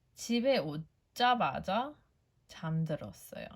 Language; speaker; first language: Korean; non-native, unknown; English